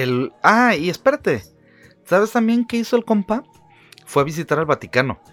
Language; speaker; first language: Spanish; native; Spanish